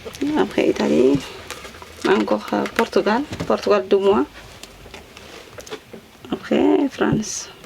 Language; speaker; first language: French; non-native, learner; Tigrinya